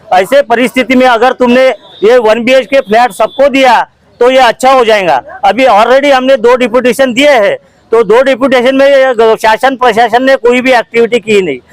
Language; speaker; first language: Hindi; non-native, local second language; Marathi